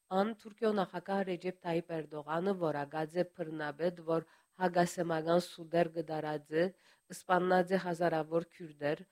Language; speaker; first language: Armenian; early bilingual, heritage; Armenian